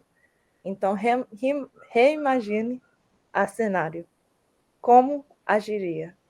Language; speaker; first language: Portuguese; early bilingual, heritage; Portuguese